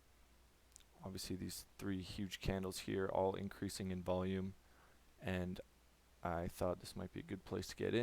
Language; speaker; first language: English; native; English